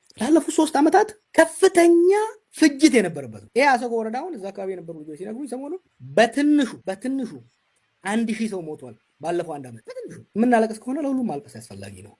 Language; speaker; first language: Amharic; non-native, local second language; Oromo